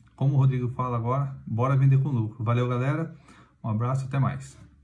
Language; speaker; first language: Portuguese; native; Portuguese